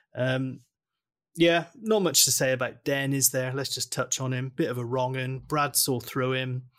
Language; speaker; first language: English; early bilingual, other home language; German